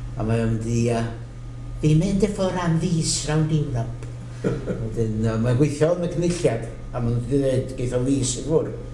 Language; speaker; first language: Welsh; native; Welsh